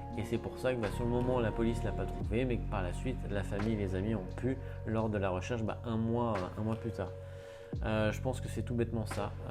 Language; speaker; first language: French; native; French